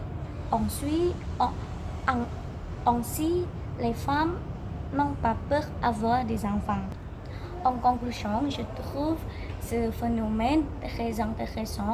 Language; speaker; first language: French; non-native, learner; Indonesian